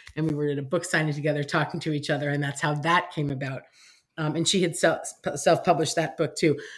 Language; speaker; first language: English; native; English